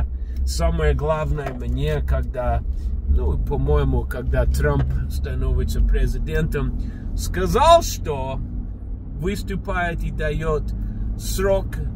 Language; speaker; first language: Russian; non-native, fluent; English